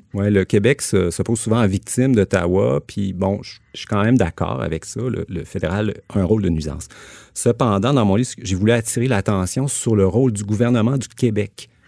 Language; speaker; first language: French; native; French